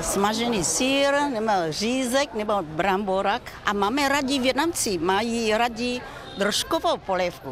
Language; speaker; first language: Czech; non-native, fluent; Vietnamese